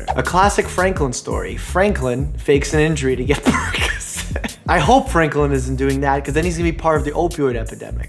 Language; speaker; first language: English; native; English